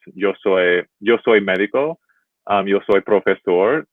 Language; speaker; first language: Spanish; non-native, learner; English